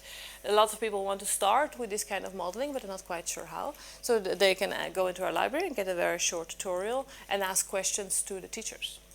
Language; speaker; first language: English; non-native, fluent; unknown